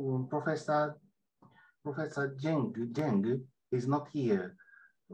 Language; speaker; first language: English; non-native, learner; Japanese